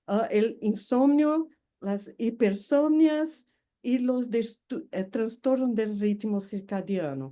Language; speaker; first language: Spanish; non-native, fluent; Portuguese